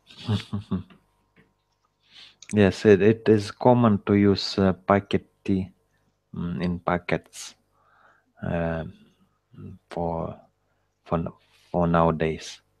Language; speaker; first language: English; non-native, learner; Russian